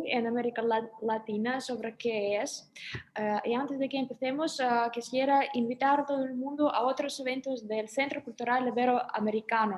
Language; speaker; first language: Spanish; non-native, fluent; Russian